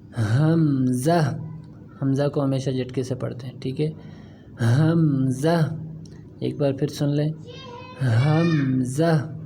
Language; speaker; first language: Urdu; native; Urdu